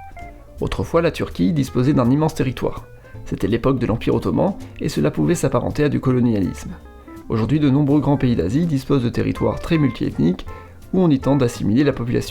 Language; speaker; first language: French; native; French